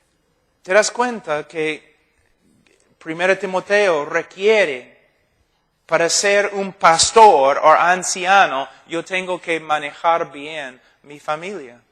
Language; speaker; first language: Spanish; non-native, fluent; English